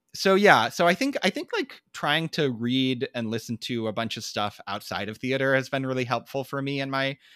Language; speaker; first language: English; native; English